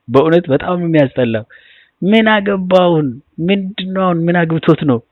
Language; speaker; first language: Amharic; non-native, local second language; Oromo